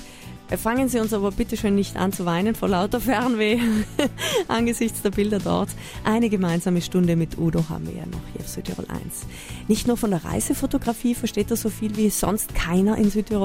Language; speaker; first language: German; native; German